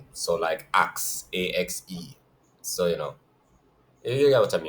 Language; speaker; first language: English; native; English